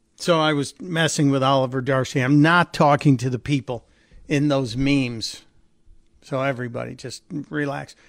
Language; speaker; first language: English; native; English